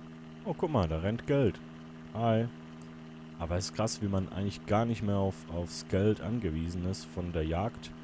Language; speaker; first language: German; native; German